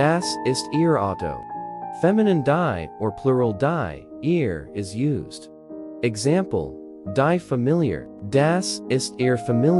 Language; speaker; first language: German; non-native, learner; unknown